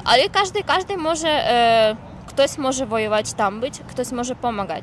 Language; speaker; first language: Polish; non-native, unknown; Ukrainian